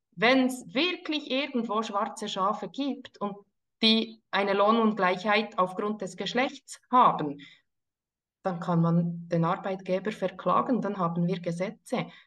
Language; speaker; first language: German; native; German